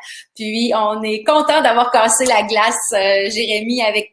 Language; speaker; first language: French; native; French